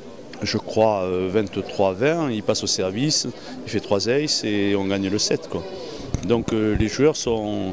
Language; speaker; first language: French; native; French